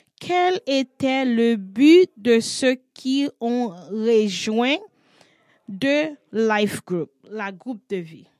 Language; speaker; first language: French; non-native, learner; English